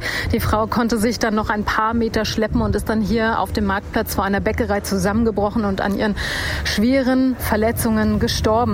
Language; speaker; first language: German; native; German